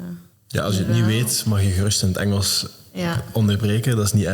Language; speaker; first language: Dutch; native; Dutch